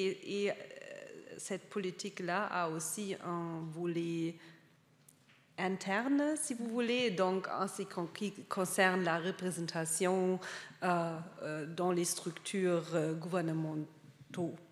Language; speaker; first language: French; non-native, fluent; German